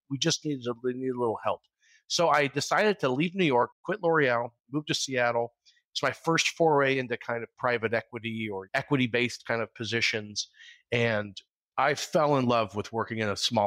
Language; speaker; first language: English; native; English